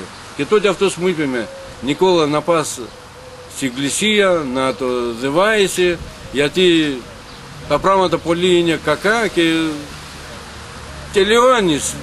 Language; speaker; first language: Greek; non-native, learner; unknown